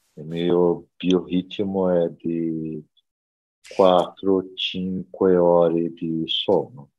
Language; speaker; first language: Italian; non-native, learner; Portuguese